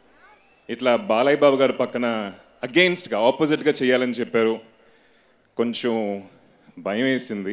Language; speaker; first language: Telugu; native; Telugu